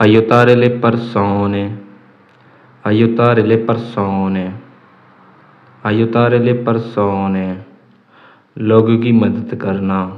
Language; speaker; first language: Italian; non-native, learner; Urdu